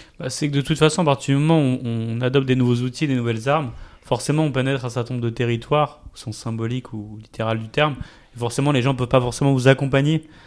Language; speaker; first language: French; native; French